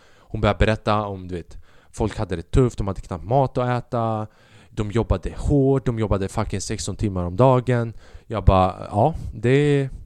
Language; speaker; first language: Swedish; early bilingual, other home language; Albanian